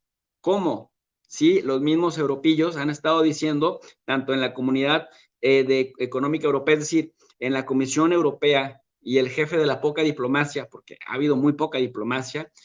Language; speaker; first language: Spanish; native; Spanish